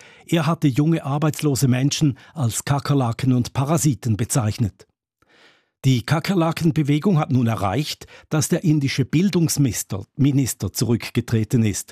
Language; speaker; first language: German; native; German